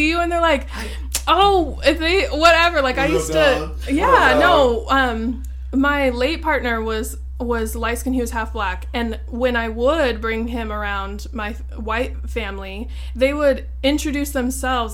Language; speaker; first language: English; native; English